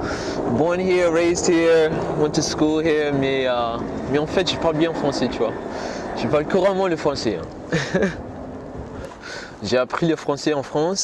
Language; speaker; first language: French; non-native, learner; English